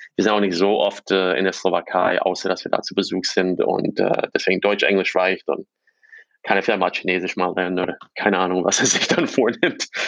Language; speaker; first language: German; non-native, fluent; English